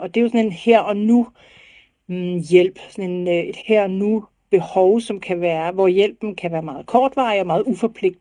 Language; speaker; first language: Danish; native; Danish